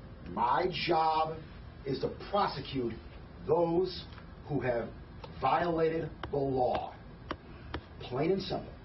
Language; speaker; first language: English; native; English